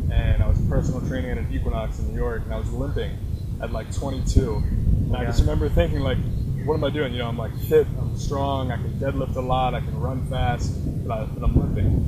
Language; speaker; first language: English; native; English